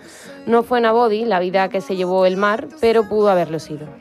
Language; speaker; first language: Spanish; native; Spanish